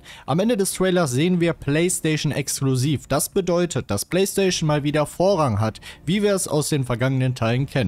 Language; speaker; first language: German; native; German